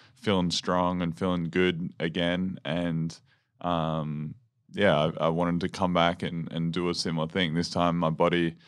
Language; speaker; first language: English; native; English